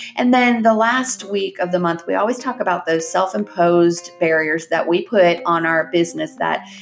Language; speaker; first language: English; native; English